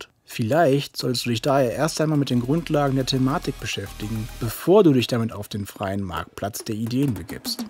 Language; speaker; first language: German; native; German